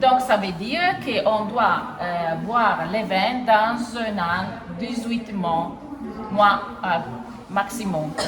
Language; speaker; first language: French; non-native, fluent; Italian